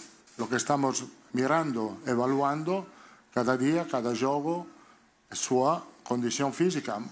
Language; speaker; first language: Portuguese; non-native, fluent; Italian